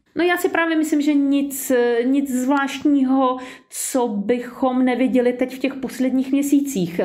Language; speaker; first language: Czech; native; Czech